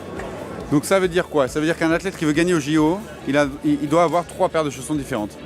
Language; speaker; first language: French; native; French